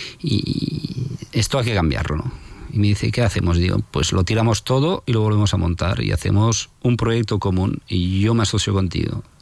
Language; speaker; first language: Spanish; non-native, fluent; French